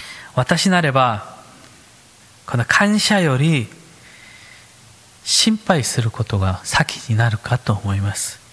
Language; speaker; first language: Japanese; non-native, fluent; Korean